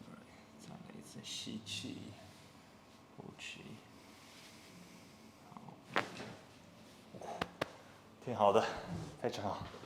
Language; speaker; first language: Chinese; non-native, fluent; English